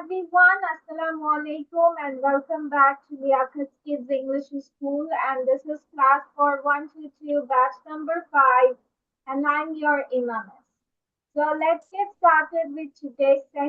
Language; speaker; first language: English; non-native, local second language; Bangla